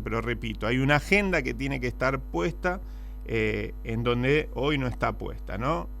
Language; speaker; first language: Spanish; native; Spanish